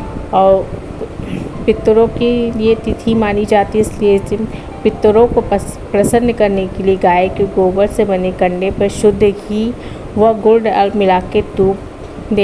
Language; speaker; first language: Hindi; native; Hindi